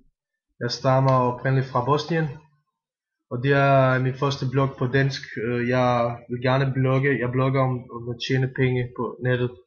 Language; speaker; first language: Danish; non-native, fluent; Bosnian